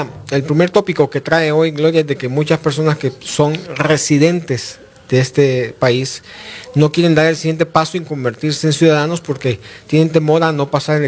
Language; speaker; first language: Spanish; native; Spanish